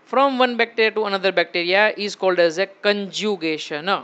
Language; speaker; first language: English; non-native, local second language; Gujarati